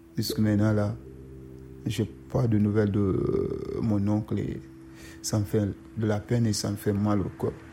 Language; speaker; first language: French; non-native, local second language; Susu